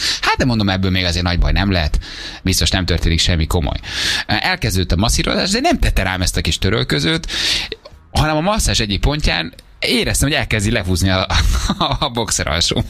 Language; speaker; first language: Hungarian; native; Hungarian